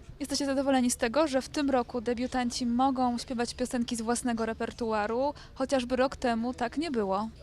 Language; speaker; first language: Polish; native; Polish